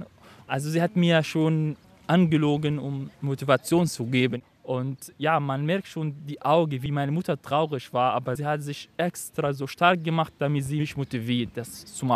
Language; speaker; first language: German; non-native, learner; Arabic